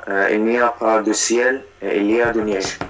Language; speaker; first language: French; non-native, learner; Arabic